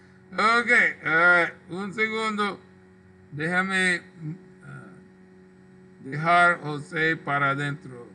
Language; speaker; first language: Spanish; non-native, local second language; English